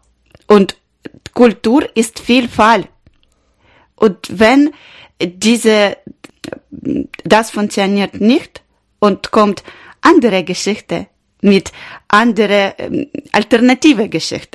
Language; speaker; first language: German; non-native, learner; Ukrainian